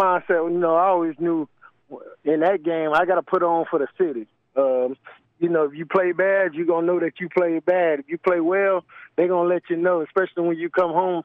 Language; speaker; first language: English; native; English